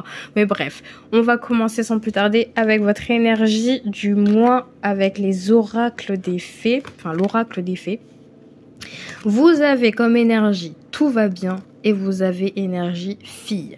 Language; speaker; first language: French; native; French